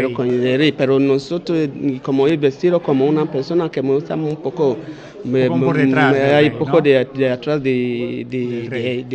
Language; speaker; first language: Spanish; non-native, learner; Bini